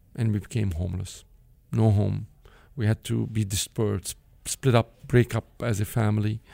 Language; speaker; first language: English; non-native, fluent; Arabic